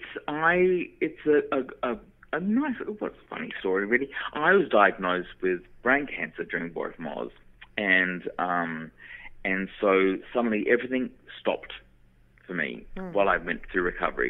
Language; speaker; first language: English; native; English